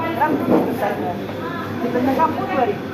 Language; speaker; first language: Russian; native; Russian